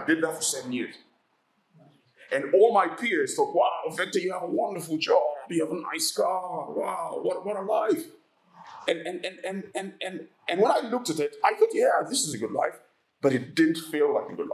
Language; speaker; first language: English; non-native, local second language; Ganda